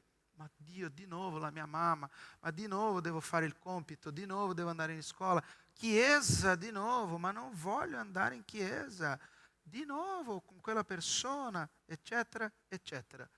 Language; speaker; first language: Italian; non-native, fluent; Portuguese